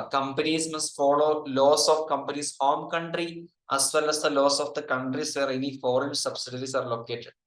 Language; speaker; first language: English; non-native, local second language; Malayalam